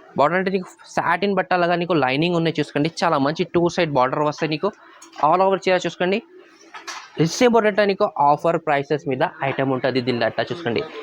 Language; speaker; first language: Telugu; non-native, local second language; Urdu